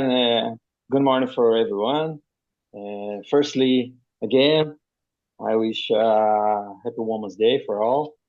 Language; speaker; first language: English; non-native, learner; Portuguese